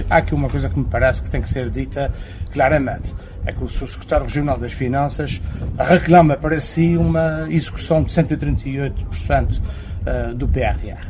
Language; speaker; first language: Portuguese; native; Portuguese